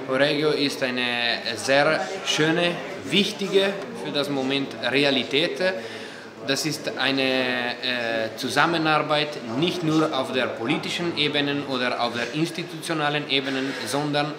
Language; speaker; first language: German; non-native, fluent; Italian